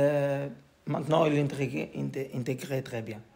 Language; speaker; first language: French; non-native, learner; Portuguese